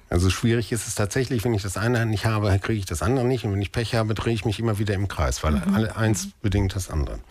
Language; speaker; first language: German; native; German